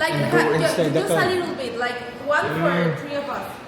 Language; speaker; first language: English; non-native, fluent; Spanish